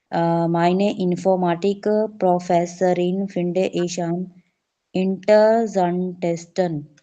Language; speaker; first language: German; non-native, learner; Hindi